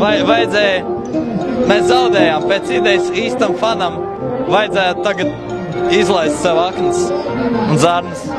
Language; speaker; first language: Latvian; native; Latvian